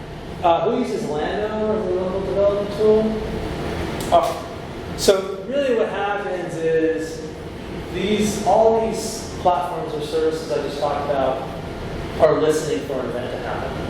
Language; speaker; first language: English; native; English